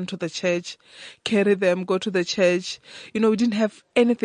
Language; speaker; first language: English; non-native, local second language; Northern Sotho